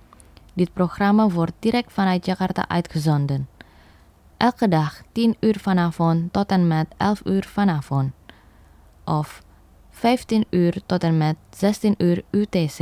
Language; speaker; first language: Dutch; non-native, fluent; Indonesian